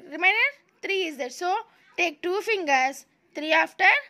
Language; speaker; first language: English; non-native, local second language; Telugu